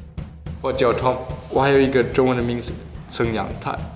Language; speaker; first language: Chinese; non-native, learner; German